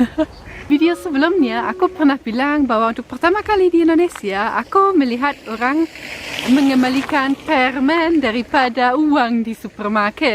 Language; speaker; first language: Indonesian; non-native, fluent; German